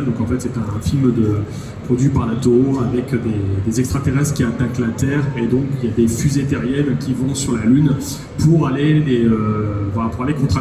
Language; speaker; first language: French; native; French